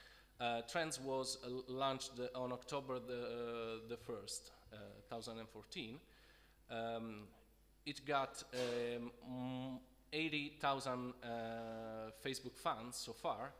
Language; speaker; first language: English; non-native, fluent; Italian